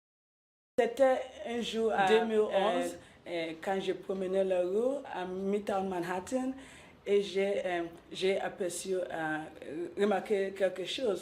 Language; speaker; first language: French; non-native, local second language; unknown